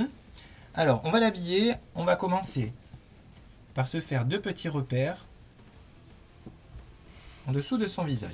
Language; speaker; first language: French; native; French